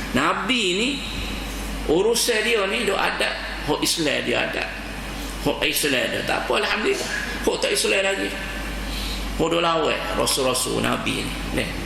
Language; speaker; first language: Malay; native; Malay